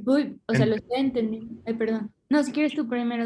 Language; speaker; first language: Spanish; native; Spanish